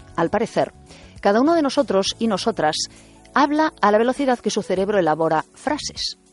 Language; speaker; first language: Spanish; native; Spanish